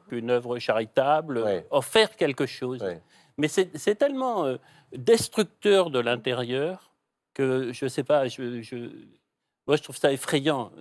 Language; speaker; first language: French; native; French